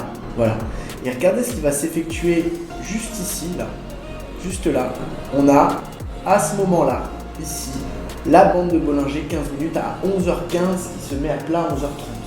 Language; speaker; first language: French; native; French